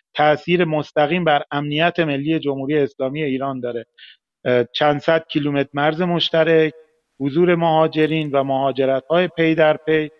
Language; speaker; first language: Persian; native; Persian